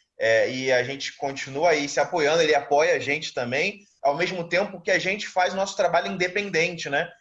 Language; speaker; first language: Portuguese; native; Portuguese